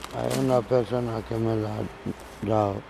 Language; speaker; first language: Spanish; non-native, learner; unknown